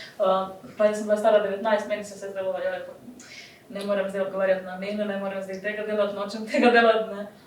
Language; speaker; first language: Slovenian; early bilingual, other home language; Bosnian